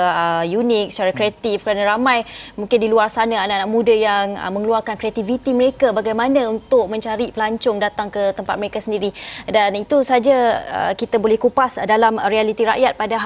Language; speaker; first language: Malay; native; Malay